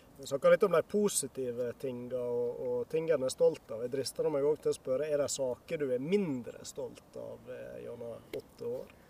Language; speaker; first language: Norwegian; native; Norwegian